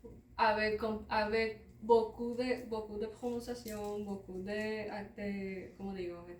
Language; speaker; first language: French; non-native, learner; Spanish